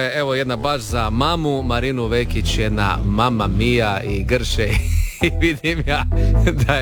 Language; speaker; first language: Serbian; native; Serbian